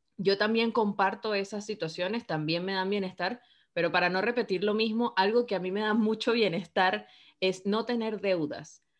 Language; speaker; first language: Spanish; native; Spanish